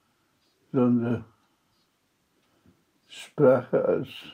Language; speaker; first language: German; non-native, fluent; Polish